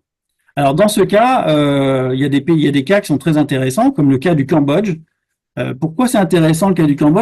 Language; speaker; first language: French; native; French